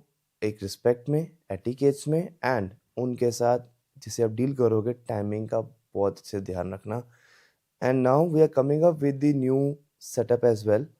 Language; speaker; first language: Hindi; native; Hindi